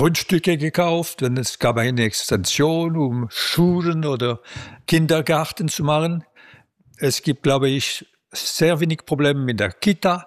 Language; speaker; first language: German; non-native, local second language; French